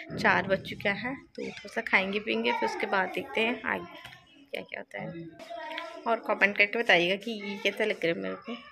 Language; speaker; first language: Hindi; native; Hindi